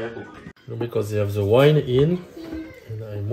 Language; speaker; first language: English; non-native, learner; French